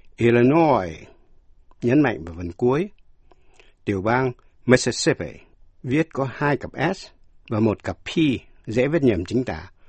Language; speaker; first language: Vietnamese; native; Vietnamese